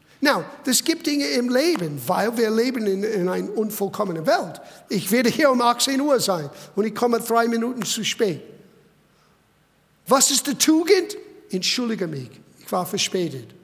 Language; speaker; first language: German; non-native, fluent; English